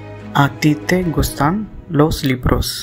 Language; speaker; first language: Spanish; non-native, fluent; Telugu